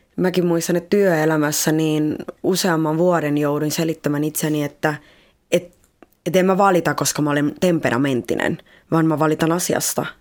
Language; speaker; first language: Finnish; early bilingual, other home language; Spanish